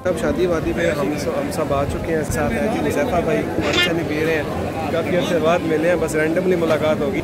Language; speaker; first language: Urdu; non-native, local second language; Punjabi